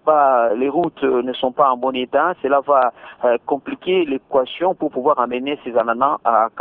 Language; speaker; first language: French; non-native, local second language; Luba-Lulua